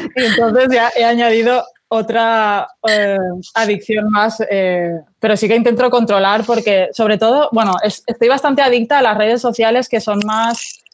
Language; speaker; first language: Spanish; native; Spanish